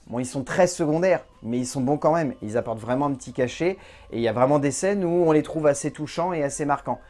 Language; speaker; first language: French; native; French